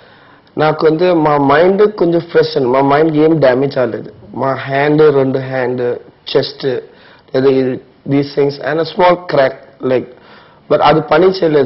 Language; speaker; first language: Telugu; non-native, learner; Tamil